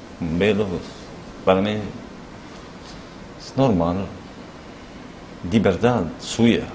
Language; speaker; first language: Spanish; non-native, learner; Arabic